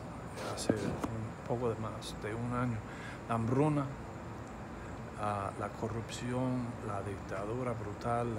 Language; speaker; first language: Spanish; non-native, fluent; English